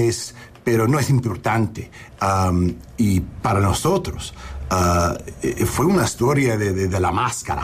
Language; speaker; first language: Spanish; early bilingual, heritage; English